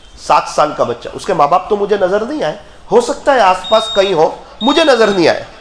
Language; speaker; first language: Urdu; non-native, local second language; Gujarati